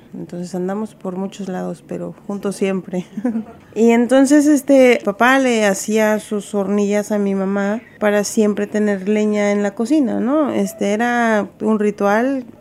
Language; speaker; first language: Spanish; native; Spanish